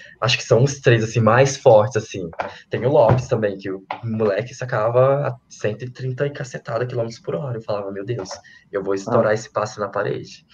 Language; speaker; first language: Portuguese; native; Portuguese